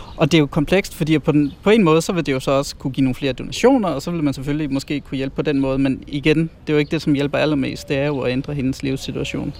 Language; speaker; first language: Danish; native; Danish